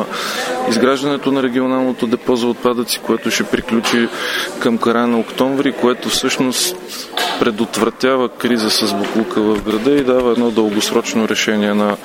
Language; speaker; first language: Bulgarian; native; Bulgarian